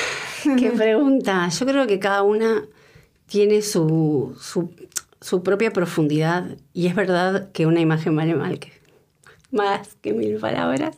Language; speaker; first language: Spanish; native; Spanish